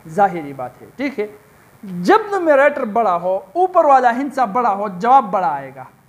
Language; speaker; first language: Urdu; non-native, local second language; Pashto